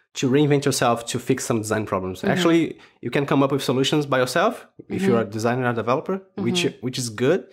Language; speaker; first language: English; non-native, fluent; Portuguese